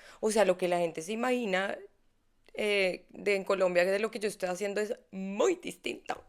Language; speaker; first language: Spanish; native; Spanish